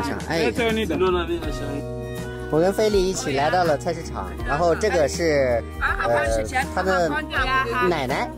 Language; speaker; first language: Chinese; non-native, fluent; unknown